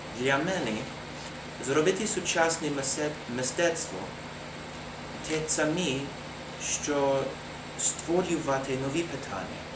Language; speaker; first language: Ukrainian; non-native, learner; English